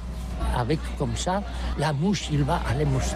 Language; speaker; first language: French; non-native, learner; Catalan